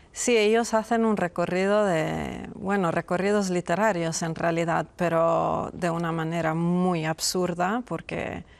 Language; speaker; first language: Spanish; non-native, fluent; Persian